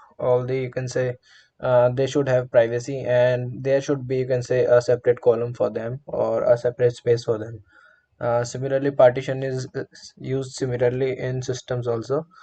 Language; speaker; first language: English; non-native, local second language; Hindi